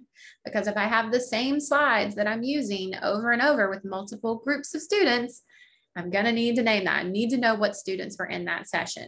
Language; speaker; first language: English; native; English